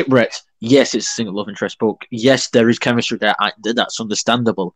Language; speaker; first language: English; native; English